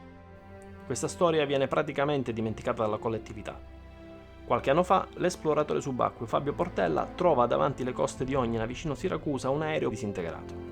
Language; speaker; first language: Italian; native; Italian